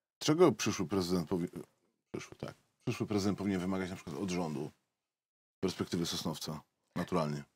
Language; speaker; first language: Polish; native; Polish